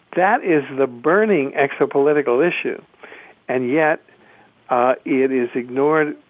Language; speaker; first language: English; early bilingual, other home language; Spanish